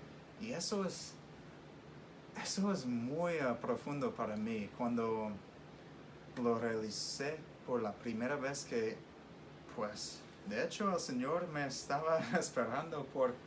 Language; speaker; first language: Spanish; non-native, fluent; English